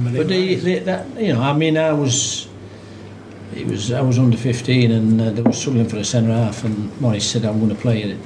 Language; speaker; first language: English; native; English